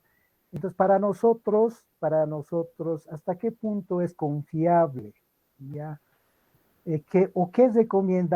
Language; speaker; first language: Spanish; non-native, local second language; Aymara